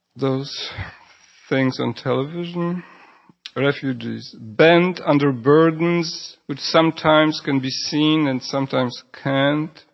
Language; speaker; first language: English; non-native, fluent; Polish